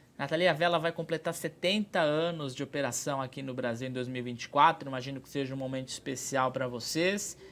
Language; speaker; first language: Portuguese; native; Portuguese